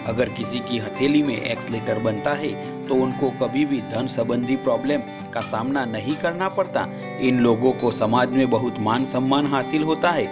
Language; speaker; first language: Hindi; native; Hindi